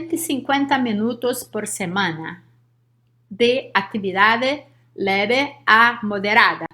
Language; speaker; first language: Spanish; non-native, learner; Portuguese